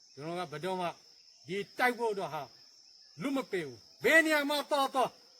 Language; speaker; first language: Burmese; non-native, local second language; Rohingya